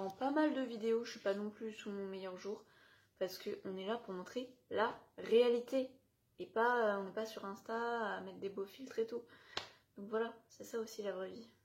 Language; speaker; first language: French; native; French